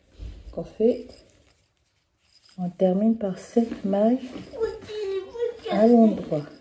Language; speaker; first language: French; native; French